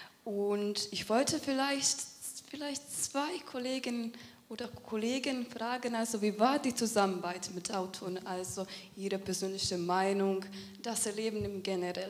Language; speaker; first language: German; non-native, fluent; Serbian